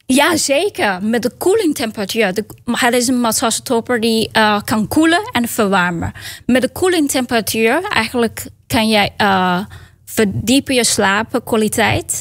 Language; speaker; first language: Dutch; non-native, learner; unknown